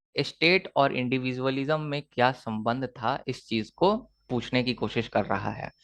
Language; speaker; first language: Hindi; native; Hindi